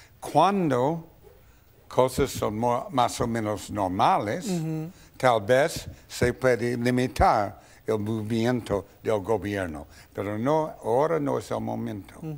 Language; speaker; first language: Spanish; non-native, fluent; English